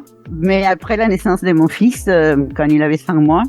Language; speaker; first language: French; non-native, fluent; Spanish